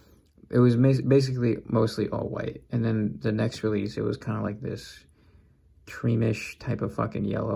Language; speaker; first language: English; native; English